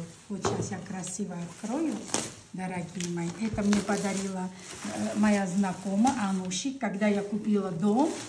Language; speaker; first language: Russian; non-native, local second language; Armenian